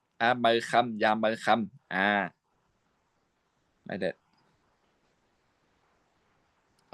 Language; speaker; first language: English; non-native, learner; Shan